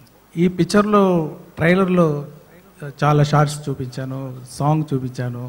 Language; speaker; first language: Telugu; non-native, fluent; Tamil